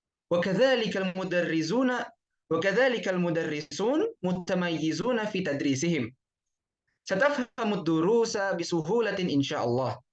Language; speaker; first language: Arabic; non-native, fluent; Indonesian